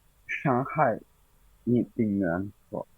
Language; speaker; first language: Chinese; non-native, learner; Indonesian